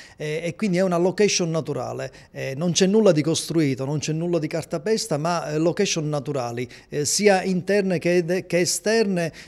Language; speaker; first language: Italian; native; Italian